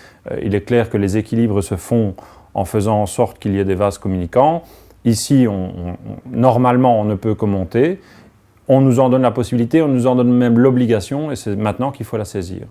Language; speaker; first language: French; native; French